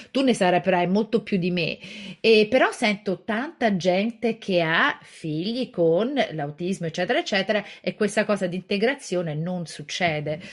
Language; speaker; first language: Italian; native; Italian